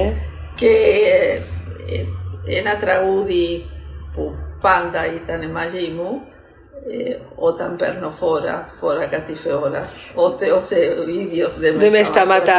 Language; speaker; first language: Greek; early bilingual, heritage; Greek